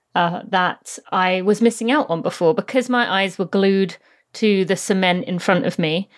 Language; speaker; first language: English; native; English